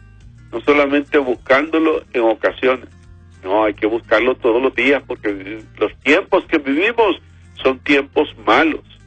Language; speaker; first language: Spanish; native; Spanish